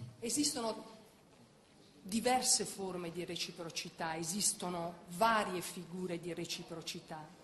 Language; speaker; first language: Italian; native; Italian